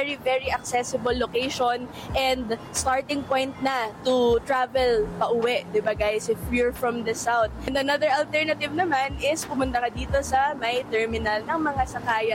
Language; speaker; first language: Filipino; native; Filipino